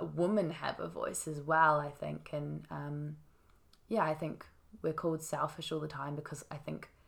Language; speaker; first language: English; native; English